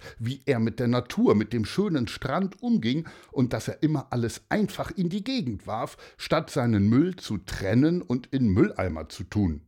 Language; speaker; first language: German; native; German